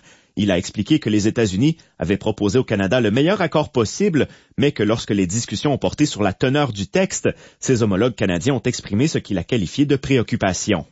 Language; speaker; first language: French; native; French